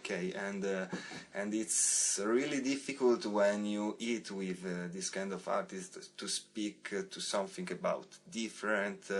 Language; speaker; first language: English; non-native, learner; Italian